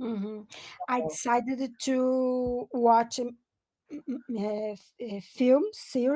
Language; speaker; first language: English; non-native, learner; Portuguese